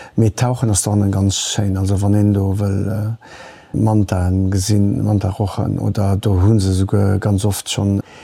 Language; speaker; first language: Luxembourgish; early bilingual, other home language; Portuguese